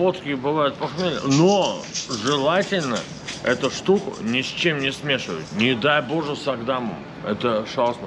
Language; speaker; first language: Russian; native; Russian